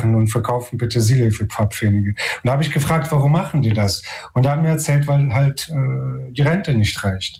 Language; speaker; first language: German; non-native, fluent; Ukrainian